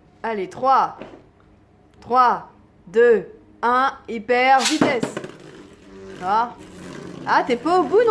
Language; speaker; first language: French; native; French